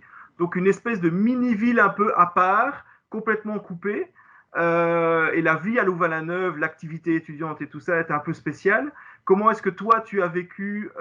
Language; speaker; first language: French; native; French